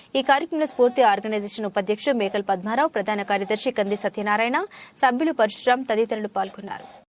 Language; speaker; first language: Telugu; native; Telugu